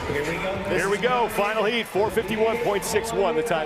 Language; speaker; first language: English; native; English